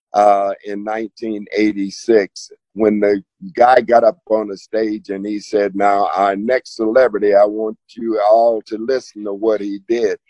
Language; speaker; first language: English; native; English